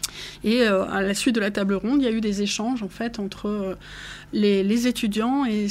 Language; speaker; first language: French; native; French